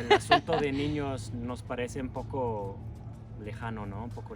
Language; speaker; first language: Spanish; non-native, fluent; English